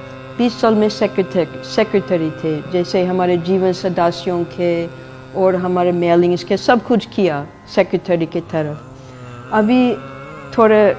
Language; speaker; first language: Hindi; non-native, fluent; English